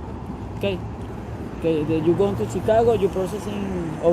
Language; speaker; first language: English; non-native, learner; Spanish